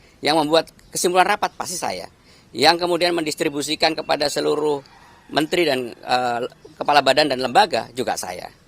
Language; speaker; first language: Indonesian; native; Indonesian